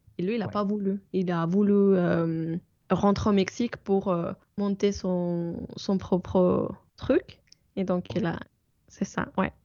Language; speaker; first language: French; non-native, fluent; Spanish